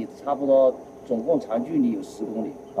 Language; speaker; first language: Chinese; native; Chinese